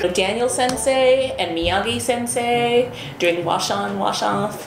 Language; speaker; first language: English; native; English